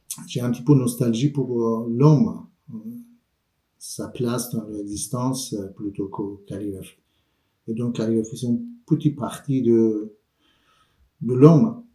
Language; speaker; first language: French; non-native, fluent; Persian